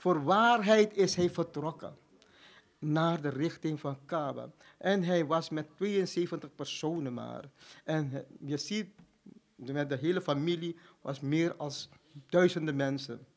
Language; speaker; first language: Dutch; non-native, fluent; Urdu